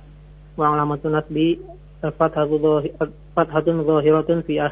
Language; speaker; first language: Arabic; non-native, learner; Indonesian